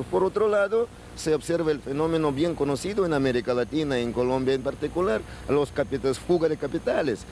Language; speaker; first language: Spanish; non-native, fluent; Russian